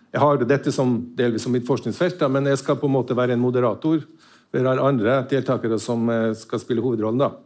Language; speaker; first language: Norwegian; native; Norwegian